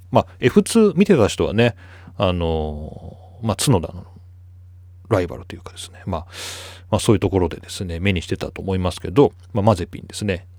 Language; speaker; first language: Japanese; native; Japanese